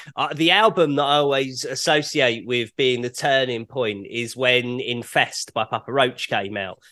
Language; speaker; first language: English; native; English